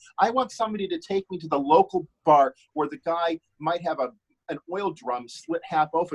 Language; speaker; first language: English; non-native, fluent; German